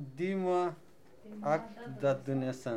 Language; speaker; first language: French; non-native, learner; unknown